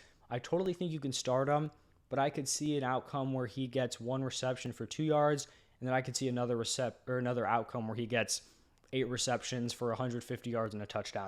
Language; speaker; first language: English; native; English